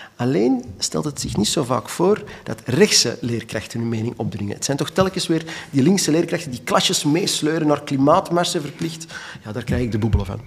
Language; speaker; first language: Dutch; native; Dutch